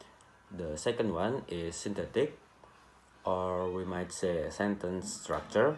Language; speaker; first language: English; non-native, learner; Indonesian